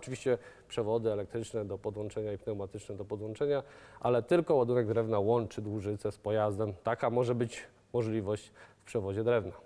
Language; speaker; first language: Polish; native; Polish